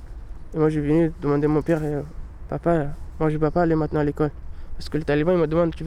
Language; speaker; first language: French; non-native, learner; Pashto